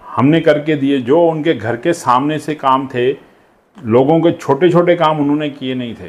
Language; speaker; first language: Hindi; non-native, local second language; Sindhi